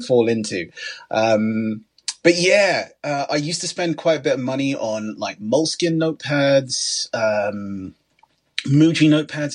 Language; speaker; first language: English; native; English